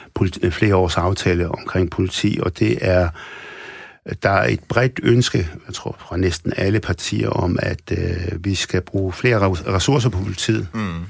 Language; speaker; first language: Danish; early bilingual, other home language; Arabic